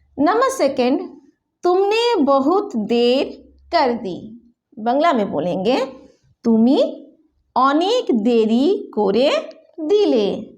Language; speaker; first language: Hindi; native; Hindi